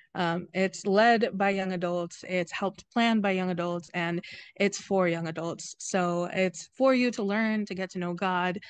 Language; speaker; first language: English; native; English